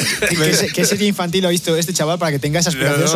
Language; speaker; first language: Spanish; native; Spanish